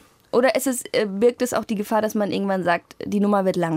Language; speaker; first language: German; native; German